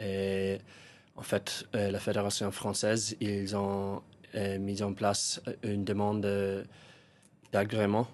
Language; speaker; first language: French; non-native, fluent; English